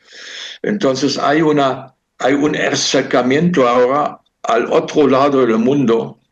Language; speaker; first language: Spanish; non-native, fluent; German